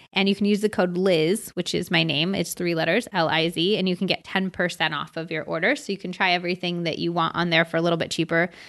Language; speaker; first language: English; native; English